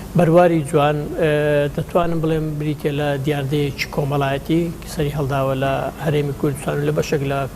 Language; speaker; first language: Central Kurdish; native; Central Kurdish